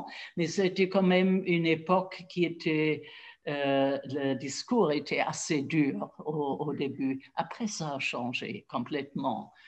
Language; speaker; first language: French; non-native, fluent; German